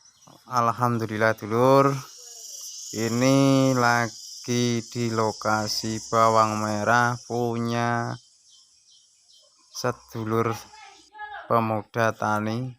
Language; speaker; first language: Indonesian; non-native, local second language; Javanese